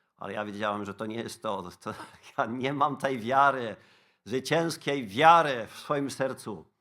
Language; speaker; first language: Polish; non-native, fluent; Dutch